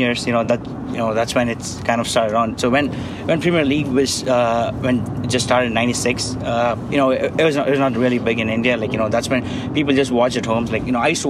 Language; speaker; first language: English; non-native, local second language; Tamil